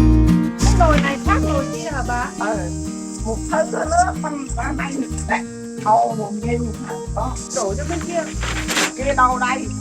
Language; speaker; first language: Vietnamese; native; Vietnamese